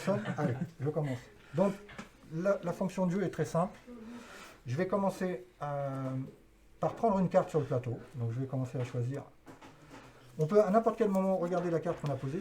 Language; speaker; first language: French; native; French